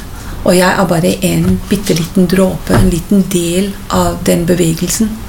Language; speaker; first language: Norwegian; non-native, fluent; English